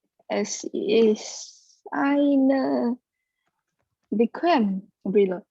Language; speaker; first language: German; non-native, learner; Indonesian